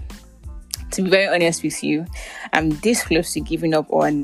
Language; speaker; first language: English; non-native, local second language; Yoruba